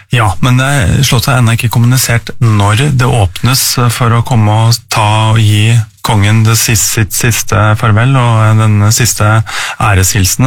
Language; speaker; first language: Norwegian; native; Norwegian